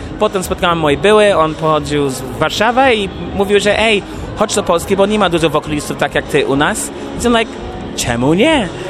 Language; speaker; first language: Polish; non-native, fluent; English